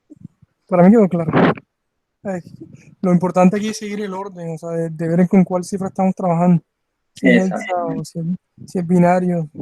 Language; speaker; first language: Spanish; native; Spanish